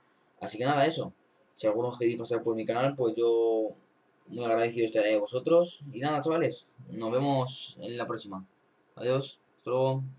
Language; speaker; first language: Spanish; native; Spanish